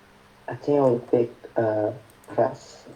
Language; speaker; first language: English; non-native, learner; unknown